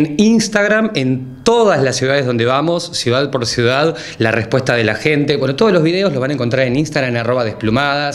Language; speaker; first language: Spanish; native; Spanish